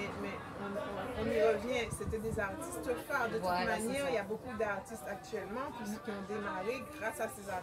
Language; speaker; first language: French; native; French